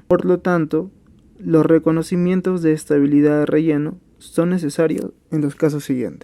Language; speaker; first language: Spanish; native; Spanish